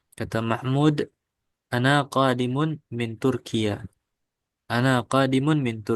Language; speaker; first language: Arabic; non-native, fluent; Indonesian